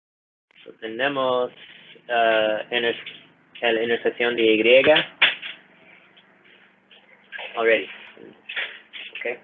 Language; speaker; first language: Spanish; non-native, learner; English